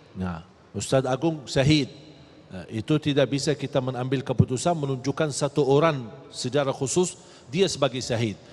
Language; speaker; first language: Malay; non-native, fluent; Arabic